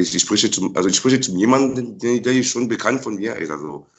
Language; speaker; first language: German; non-native, fluent; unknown